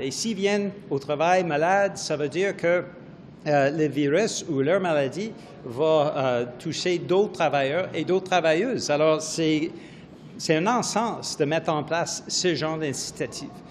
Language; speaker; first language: French; non-native, fluent; English